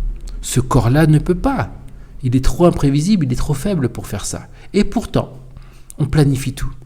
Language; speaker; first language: French; native; French